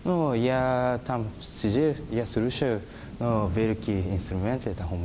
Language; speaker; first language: Russian; non-native, learner; Japanese